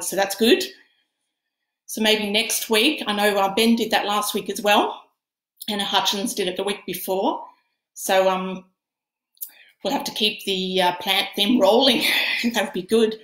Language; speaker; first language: English; native; English